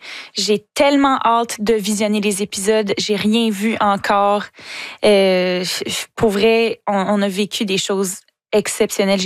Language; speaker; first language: French; native; French